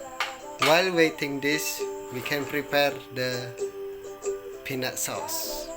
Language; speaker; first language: English; non-native, learner; Indonesian